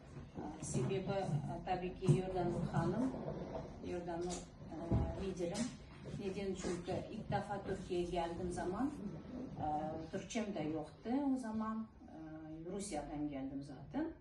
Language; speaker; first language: Turkish; non-native, fluent; Russian